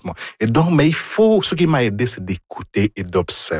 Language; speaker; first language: French; non-native, fluent; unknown